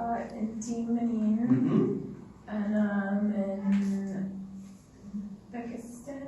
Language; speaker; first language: Arabic; non-native, learner; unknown